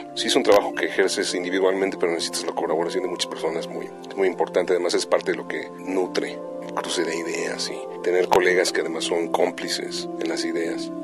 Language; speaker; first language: Spanish; native; Spanish